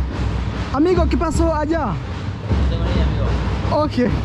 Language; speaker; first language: Spanish; non-native, learner; English